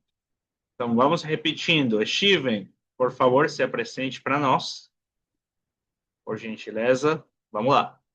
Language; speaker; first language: Portuguese; non-native, fluent; Spanish